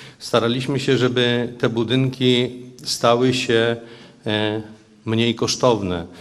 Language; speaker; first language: Polish; native; Polish